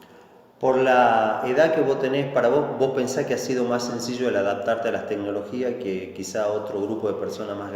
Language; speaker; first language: Spanish; native; Spanish